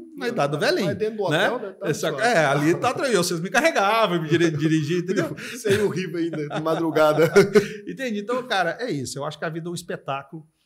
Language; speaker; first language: Portuguese; native; Portuguese